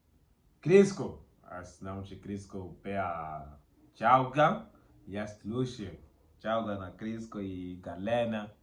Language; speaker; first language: Bulgarian; non-native, learner; Portuguese